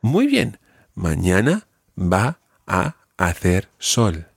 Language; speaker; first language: Spanish; non-native, fluent; English